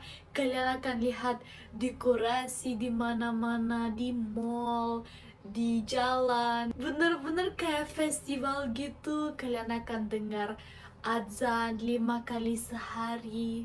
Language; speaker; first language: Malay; non-native, fluent; Korean